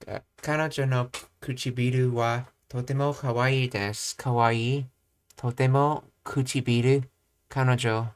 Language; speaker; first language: Japanese; non-native, learner; English